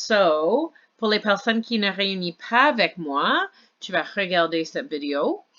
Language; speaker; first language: French; non-native, fluent; English